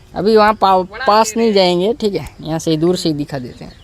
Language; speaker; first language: Hindi; non-native, local second language; Gujarati